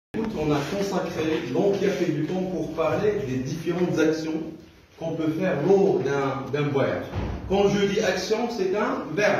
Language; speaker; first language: French; non-native, local second language; Arabic